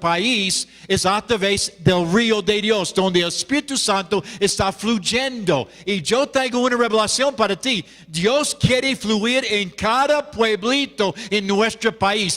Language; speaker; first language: Spanish; non-native, fluent; English